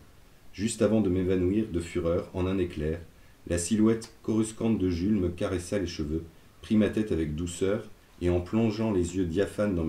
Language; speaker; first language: French; native; French